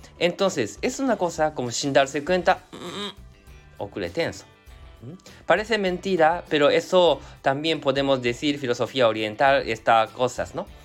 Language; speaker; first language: Spanish; non-native, learner; Japanese